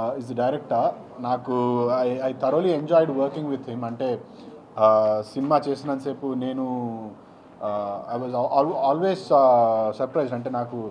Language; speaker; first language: Telugu; native; Telugu